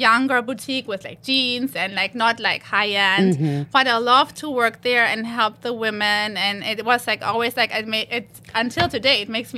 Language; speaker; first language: English; non-native, fluent; German